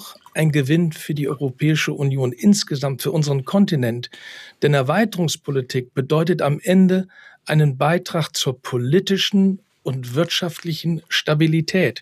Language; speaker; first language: German; native; German